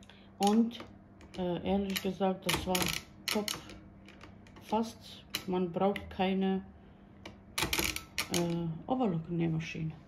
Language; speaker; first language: German; non-native, learner; Bosnian